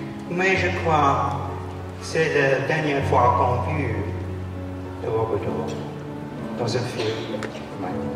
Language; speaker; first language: French; non-native, learner; English